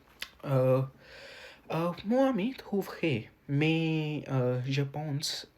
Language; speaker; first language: French; non-native, learner; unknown